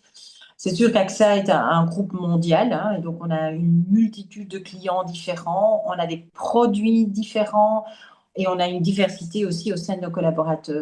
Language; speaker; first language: French; native; French